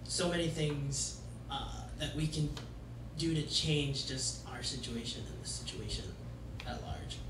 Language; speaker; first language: English; native; English